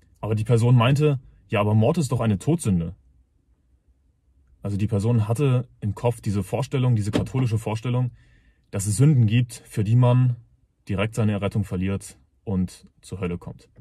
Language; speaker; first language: German; native; German